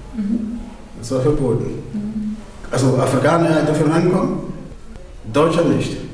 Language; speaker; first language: German; non-native, fluent; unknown